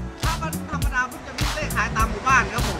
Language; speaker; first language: Thai; native; Thai